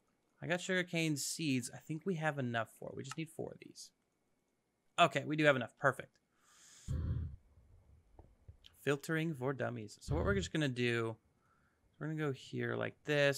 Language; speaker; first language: English; native; English